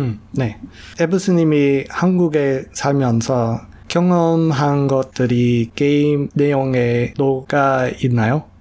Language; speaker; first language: Korean; non-native, learner; English